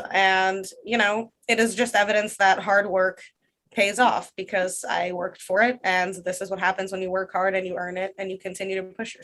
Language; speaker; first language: English; non-native, fluent; Russian